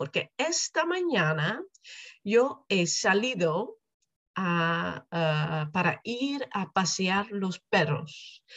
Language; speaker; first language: Spanish; non-native, fluent; Dutch